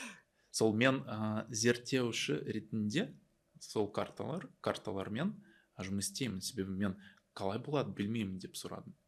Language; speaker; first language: Kazakh; non-native, learner; Russian